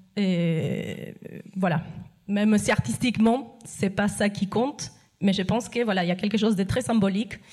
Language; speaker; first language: French; non-native, fluent; Spanish